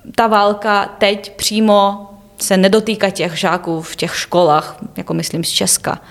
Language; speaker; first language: Czech; non-native, fluent; Ukrainian